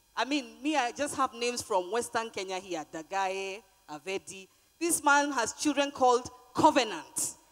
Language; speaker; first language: English; non-native, local second language; Luyia